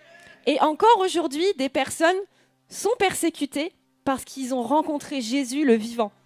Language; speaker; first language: French; native; French